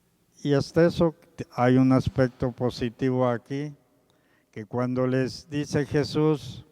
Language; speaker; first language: Spanish; native; Spanish